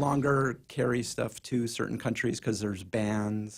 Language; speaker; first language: English; native; English